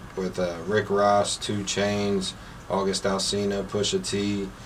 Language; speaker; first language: English; native; English